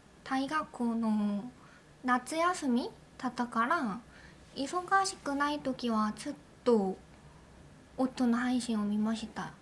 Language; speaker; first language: Japanese; non-native, learner; Korean